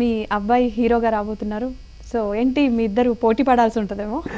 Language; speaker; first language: Telugu; native; Telugu